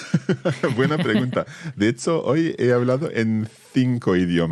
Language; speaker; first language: Spanish; non-native, fluent; English